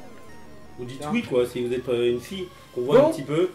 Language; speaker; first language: French; native; French